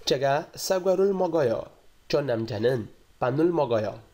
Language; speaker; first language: Korean; non-native, fluent; Portuguese